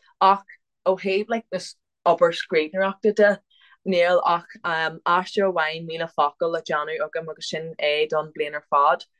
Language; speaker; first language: Irish; non-native, local second language; English